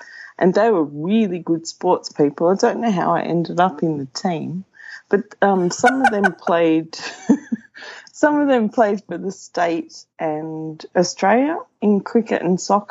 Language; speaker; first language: English; native; English